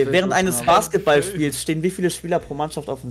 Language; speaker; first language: German; native; German